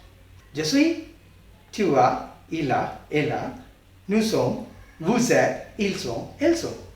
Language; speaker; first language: French; non-native, fluent; Hindi